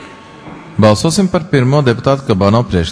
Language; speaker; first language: Latvian; native; Latvian